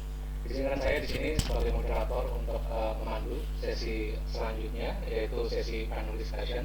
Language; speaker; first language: Indonesian; native; Indonesian